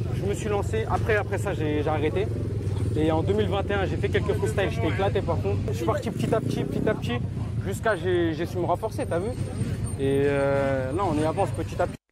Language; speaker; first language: French; native; French